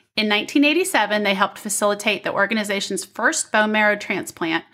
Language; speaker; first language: English; native; English